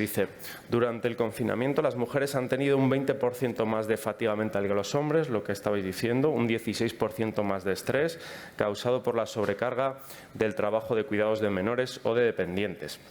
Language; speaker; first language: Spanish; native; Spanish